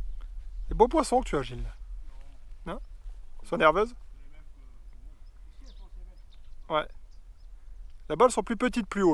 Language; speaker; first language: French; native; French